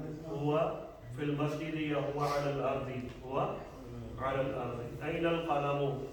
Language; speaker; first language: Arabic; non-native, fluent; Urdu